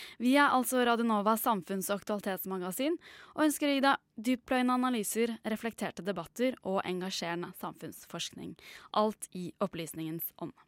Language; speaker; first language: Norwegian; native; Norwegian